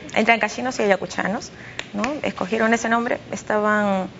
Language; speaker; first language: Spanish; native; Spanish